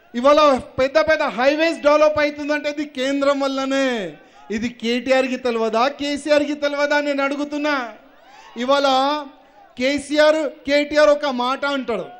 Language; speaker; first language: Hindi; native; Hindi